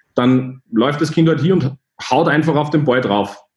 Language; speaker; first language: German; native; German